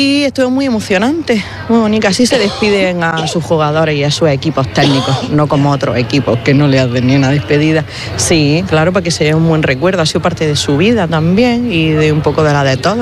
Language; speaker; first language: Spanish; native; Spanish